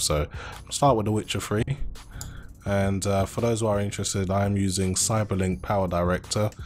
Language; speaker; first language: English; native; English